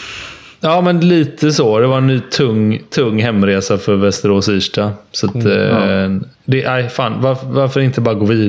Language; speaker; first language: Swedish; native; Swedish